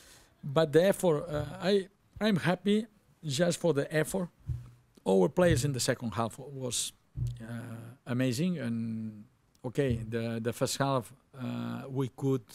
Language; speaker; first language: English; non-native, learner; Catalan